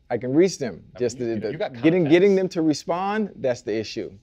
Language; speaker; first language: English; native; English